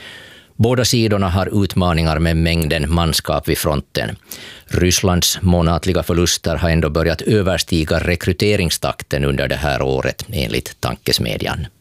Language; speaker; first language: Swedish; native; Swedish